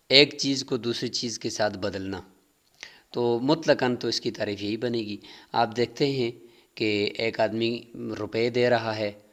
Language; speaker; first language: Urdu; native; Urdu